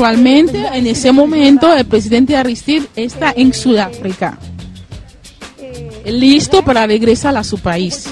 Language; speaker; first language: Spanish; non-native, fluent; French